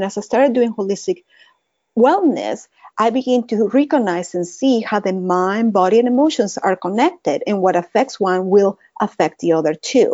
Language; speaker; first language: English; non-native, fluent; Spanish